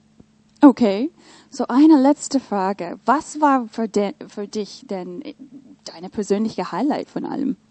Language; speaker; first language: German; non-native, fluent; English